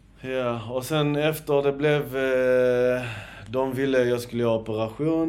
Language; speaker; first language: Swedish; early bilingual, other home language; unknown